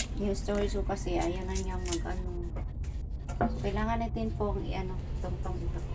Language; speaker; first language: Filipino; non-native, local second language; Cebuano